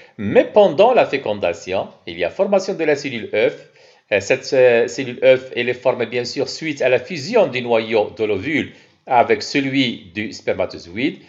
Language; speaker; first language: French; non-native, local second language; Arabic